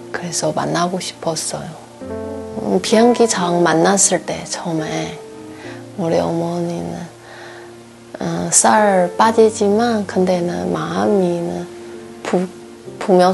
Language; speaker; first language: Korean; non-native, learner; Chinese